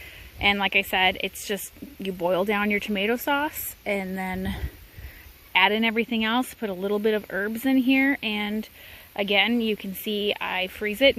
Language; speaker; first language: English; native; English